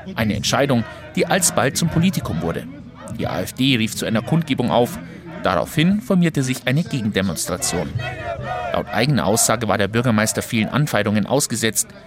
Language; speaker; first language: German; native; German